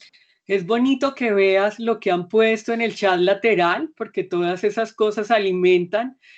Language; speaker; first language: Spanish; native; Spanish